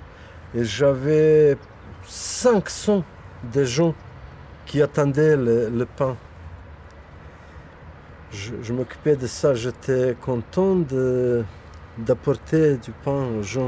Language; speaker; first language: French; non-native, fluent; Bosnian